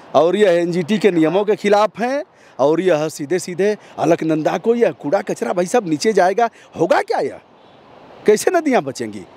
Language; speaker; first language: Hindi; native; Hindi